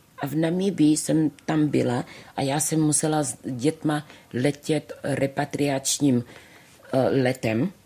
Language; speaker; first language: Czech; early bilingual, other home language; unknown